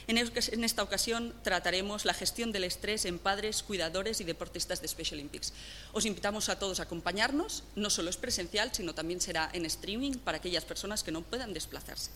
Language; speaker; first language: Spanish; native; Spanish